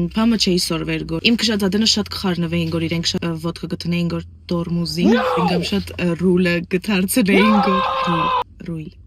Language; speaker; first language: Armenian; native; Armenian